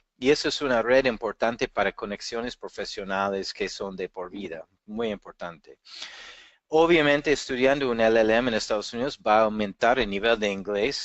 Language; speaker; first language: Spanish; non-native, fluent; English